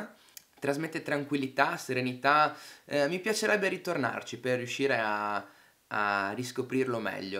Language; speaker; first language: Italian; native; Italian